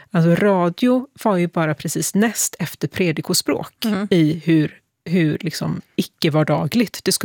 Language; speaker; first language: Swedish; native; Swedish